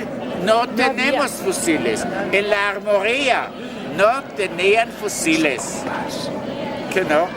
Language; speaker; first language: Spanish; non-native, learner; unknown